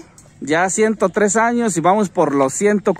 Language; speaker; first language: Spanish; native; Spanish